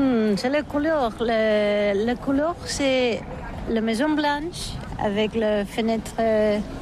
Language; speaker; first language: French; non-native, learner; Catalan